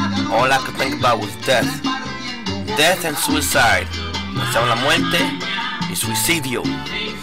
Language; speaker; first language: English; non-native, fluent; Spanish